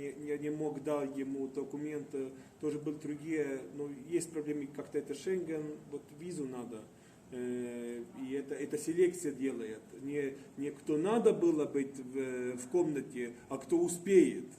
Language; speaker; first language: Russian; non-native, fluent; Estonian